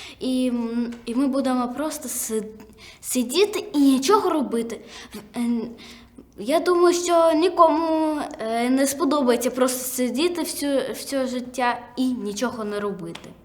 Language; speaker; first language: Ukrainian; non-native, local second language; Russian